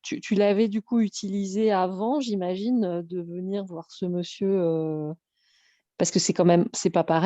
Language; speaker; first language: French; native; French